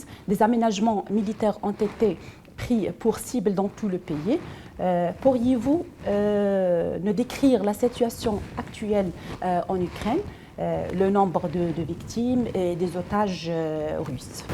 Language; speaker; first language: French; non-native, local second language; Arabic